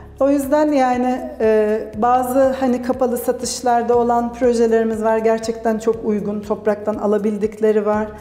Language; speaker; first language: Turkish; native; Turkish